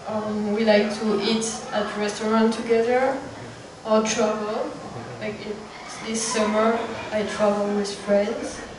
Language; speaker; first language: English; non-native, fluent; French